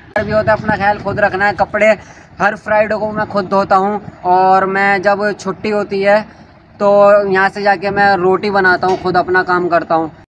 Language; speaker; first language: Hindi; native; Hindi